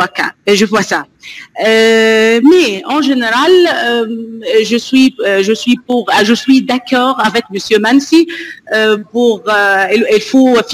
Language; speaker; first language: French; non-native, fluent; Arabic